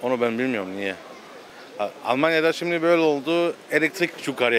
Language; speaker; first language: Turkish; early bilingual, heritage; Turkish